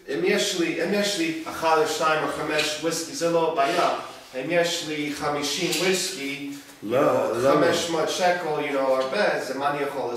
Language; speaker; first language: Hebrew; non-native, learner; English